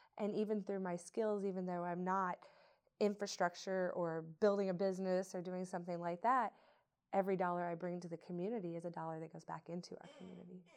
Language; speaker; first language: English; native; English